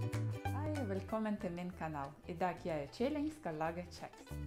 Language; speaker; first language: Norwegian; non-native, learner; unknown